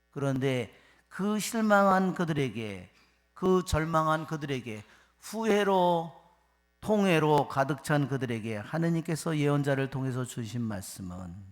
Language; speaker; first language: Korean; native; Korean